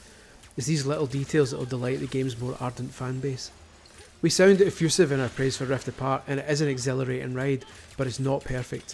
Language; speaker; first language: English; native; English